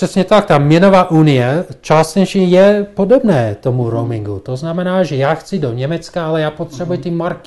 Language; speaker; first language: Czech; non-native, fluent; English